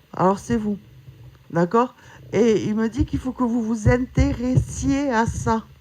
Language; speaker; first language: French; native; French